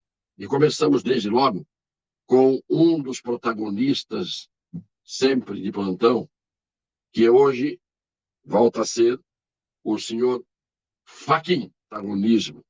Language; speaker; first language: Portuguese; native; Portuguese